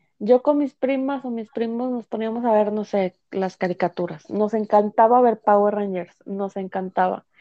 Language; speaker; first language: Spanish; native; Spanish